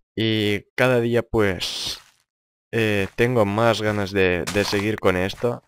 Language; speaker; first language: Spanish; non-native, fluent; Lithuanian